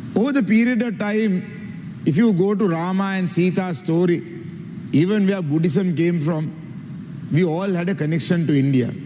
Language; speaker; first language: English; non-native, local second language; Sinhala